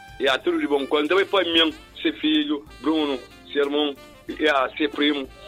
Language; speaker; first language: Portuguese; non-native, local second language; Kabuverdianu